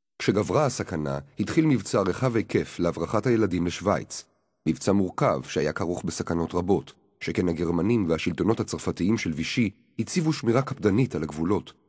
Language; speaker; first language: Hebrew; native; Hebrew